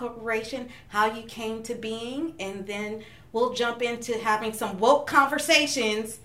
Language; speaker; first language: English; native; English